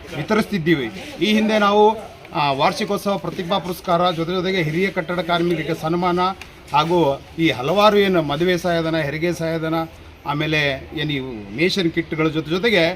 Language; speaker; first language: Kannada; non-native, local second language; Lambadi